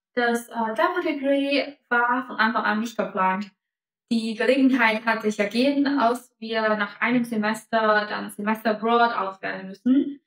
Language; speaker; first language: German; non-native, fluent; Chinese